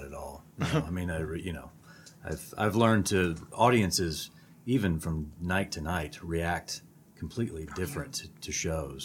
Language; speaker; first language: English; native; English